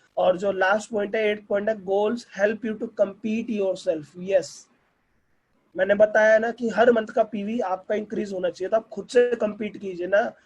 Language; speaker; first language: Hindi; native; Hindi